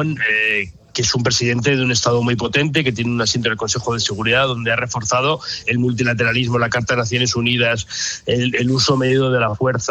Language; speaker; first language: Spanish; native; Spanish